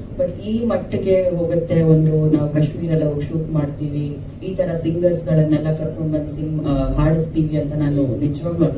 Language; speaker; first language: Kannada; non-native, local second language; Tulu